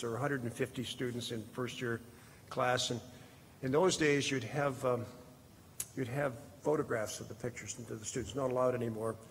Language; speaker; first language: English; native; English